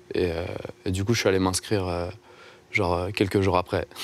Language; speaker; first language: French; native; French